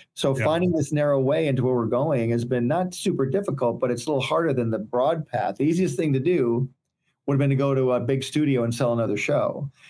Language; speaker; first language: English; native; English